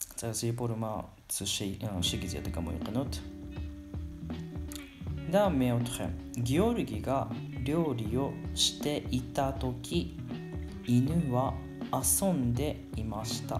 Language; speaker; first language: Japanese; non-native, learner; Georgian